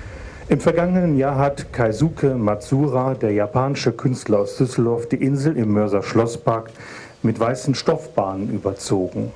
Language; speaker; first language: German; native; German